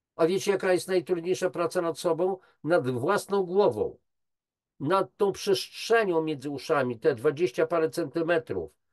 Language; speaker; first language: Polish; native; Polish